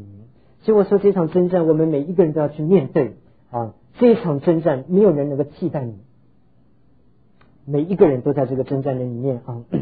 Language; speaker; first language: Chinese; native; Chinese